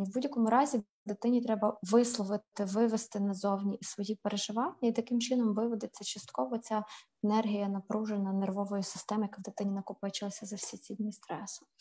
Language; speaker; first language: Ukrainian; native; Ukrainian